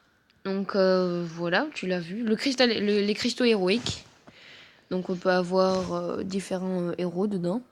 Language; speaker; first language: French; native; French